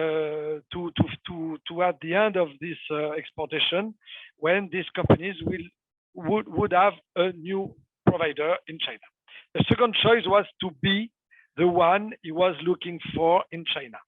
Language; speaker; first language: English; non-native, fluent; French